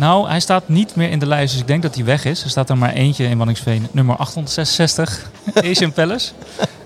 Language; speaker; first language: Dutch; native; Dutch